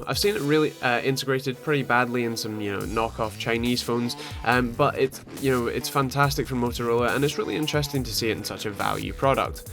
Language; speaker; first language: English; native; English